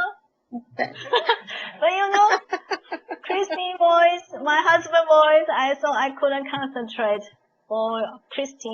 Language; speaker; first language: English; non-native, learner; Chinese